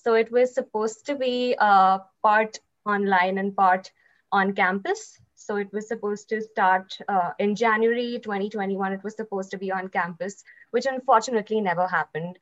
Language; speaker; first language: English; non-native, local second language; Hindi